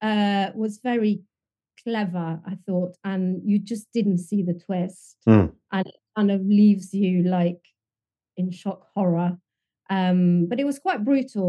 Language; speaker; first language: English; non-native, fluent; French